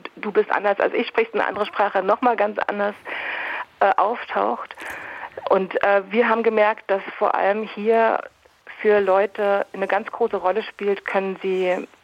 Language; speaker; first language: German; native; German